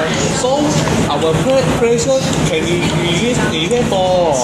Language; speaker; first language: English; non-native, learner; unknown